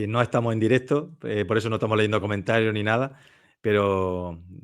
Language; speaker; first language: Spanish; native; Spanish